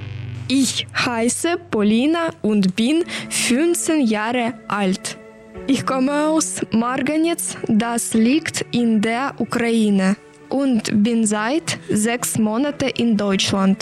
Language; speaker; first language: German; non-native, learner; Ukrainian